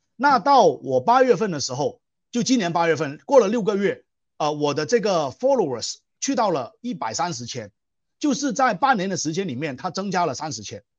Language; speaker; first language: Chinese; non-native, local second language; Cantonese